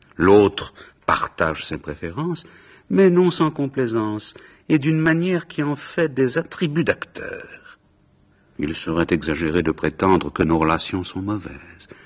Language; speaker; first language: French; native; French